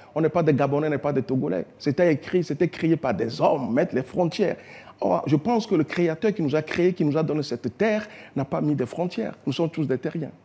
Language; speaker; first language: French; non-native, local second language; Ewe